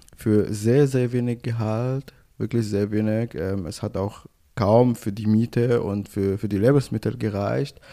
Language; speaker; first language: German; non-native, fluent; Arabic